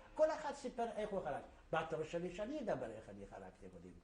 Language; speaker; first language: Hebrew; non-native, fluent; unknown